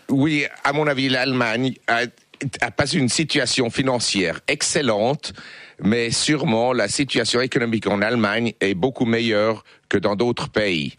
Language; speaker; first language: French; non-native, local second language; Swiss German